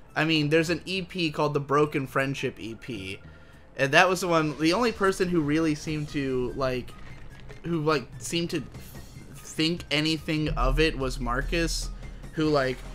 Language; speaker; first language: English; native; English